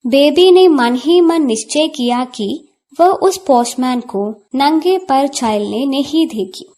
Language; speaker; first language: Hindi; non-native, local second language; Malayalam